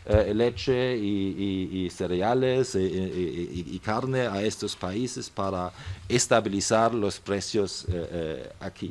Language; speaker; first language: Spanish; non-native, fluent; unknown